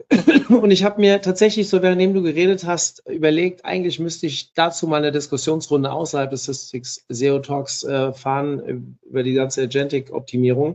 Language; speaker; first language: German; native; German